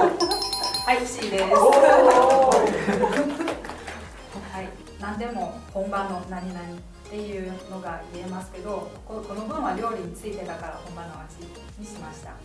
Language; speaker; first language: Japanese; non-native, fluent; Chinese